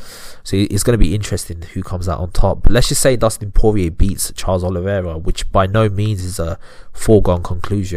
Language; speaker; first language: English; native; English